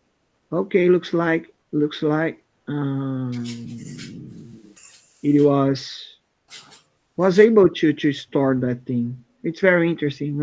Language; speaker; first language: English; non-native, fluent; Portuguese